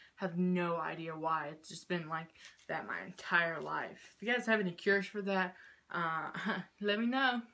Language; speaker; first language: English; native; English